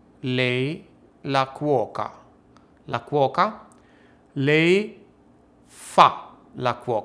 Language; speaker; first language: Italian; non-native, fluent; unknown